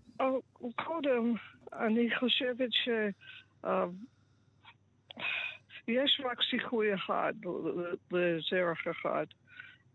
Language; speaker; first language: Hebrew; non-native, fluent; English